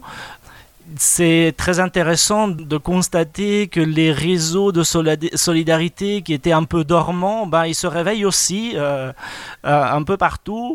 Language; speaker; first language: French; non-native, fluent; Spanish